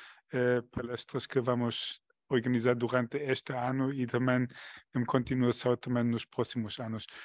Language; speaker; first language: Portuguese; non-native, fluent; German